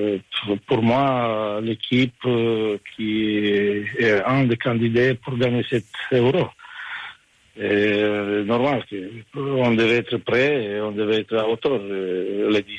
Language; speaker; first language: French; non-native, fluent; Romanian